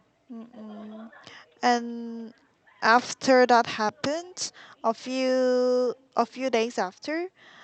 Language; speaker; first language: English; non-native, learner; Korean